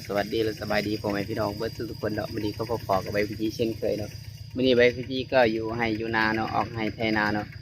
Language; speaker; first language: Thai; non-native, local second language; Northeastern Thai